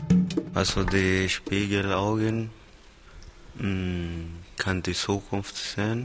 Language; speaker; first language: German; non-native, learner; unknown